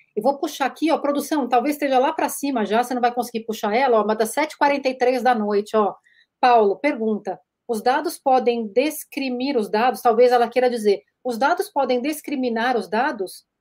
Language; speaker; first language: Portuguese; native; Portuguese